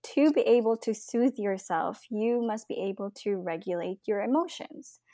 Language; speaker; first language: English; non-native, local second language; Filipino